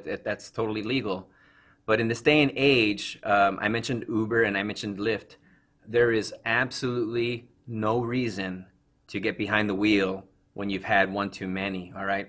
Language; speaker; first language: English; native; English